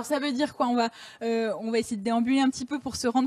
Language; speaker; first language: French; native; French